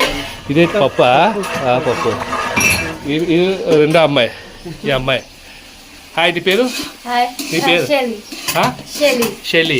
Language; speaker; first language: Telugu; native; Telugu